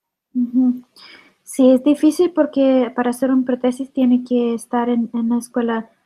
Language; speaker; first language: Spanish; non-native, learner; English